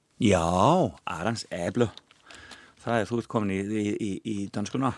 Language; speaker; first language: Icelandic; native; Icelandic